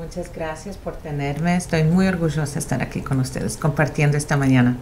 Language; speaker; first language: Spanish; early bilingual, heritage; Spanish